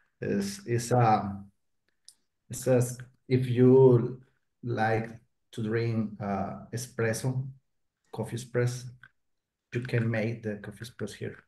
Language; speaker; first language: English; non-native, learner; Spanish